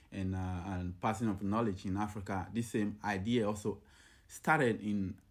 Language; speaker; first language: English; non-native, local second language; Ga